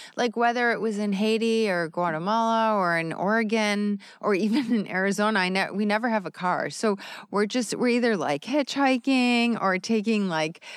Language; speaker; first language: English; native; English